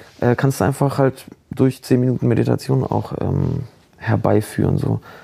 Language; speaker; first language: German; early bilingual, other home language; Polish